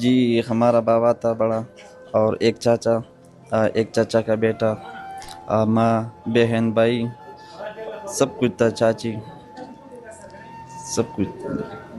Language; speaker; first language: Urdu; non-native, local second language; Pashto